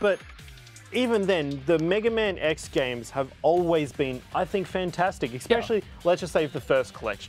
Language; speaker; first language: English; native; English